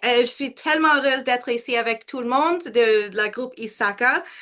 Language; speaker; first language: French; non-native, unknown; English